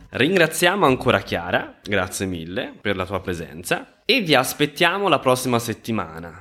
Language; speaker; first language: Italian; native; Italian